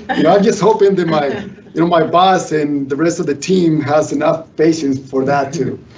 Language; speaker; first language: English; non-native, fluent; Spanish